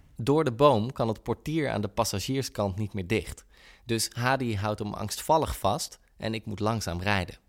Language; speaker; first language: Dutch; native; Dutch